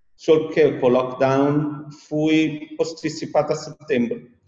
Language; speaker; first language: Portuguese; non-native, learner; Italian